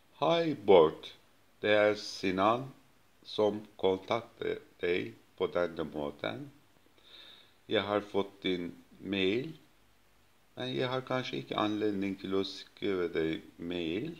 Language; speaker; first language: Swedish; non-native, fluent; Turkish